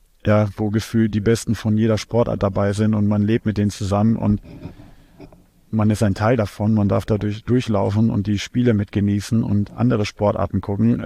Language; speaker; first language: German; native; German